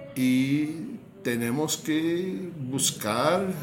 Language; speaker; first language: Spanish; non-native, fluent; English